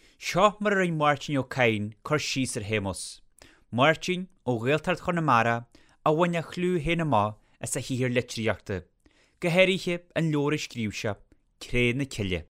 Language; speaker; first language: Irish; native; Irish